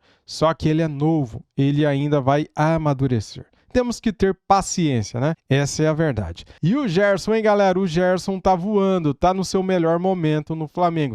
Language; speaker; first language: Portuguese; native; Portuguese